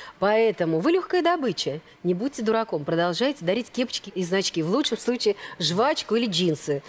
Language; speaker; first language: Russian; native; Russian